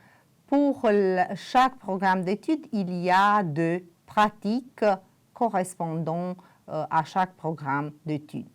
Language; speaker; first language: French; non-native, fluent; Romanian